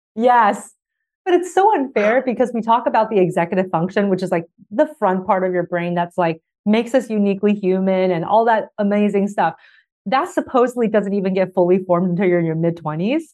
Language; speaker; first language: English; early bilingual, other home language; Chinese